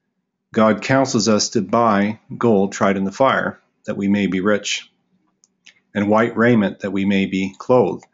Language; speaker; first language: English; native; English